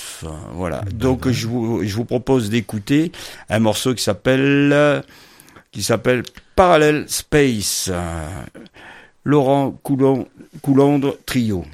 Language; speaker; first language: French; native; French